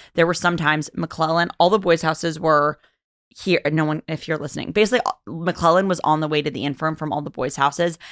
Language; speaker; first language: English; native; English